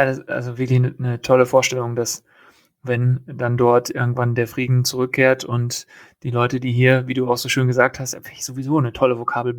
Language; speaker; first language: German; native; German